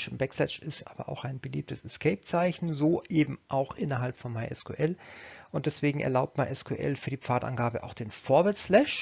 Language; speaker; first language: German; native; German